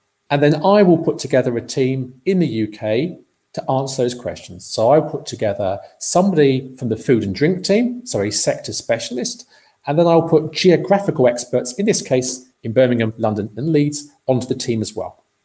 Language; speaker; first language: English; native; English